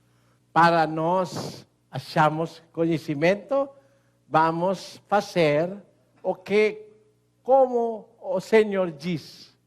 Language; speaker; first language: Portuguese; non-native, learner; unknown